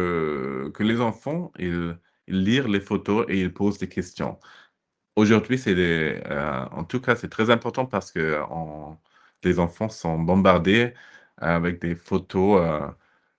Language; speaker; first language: French; non-native, fluent; German